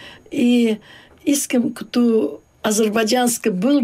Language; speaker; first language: Bulgarian; early bilingual, heritage; Bulgarian